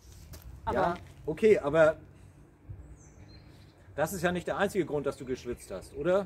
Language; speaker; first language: German; native; German